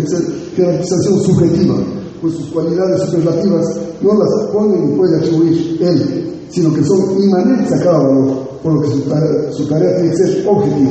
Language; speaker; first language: Spanish; native; Spanish